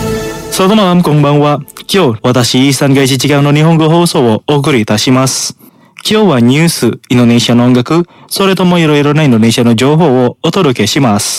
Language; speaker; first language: Japanese; non-native, fluent; Indonesian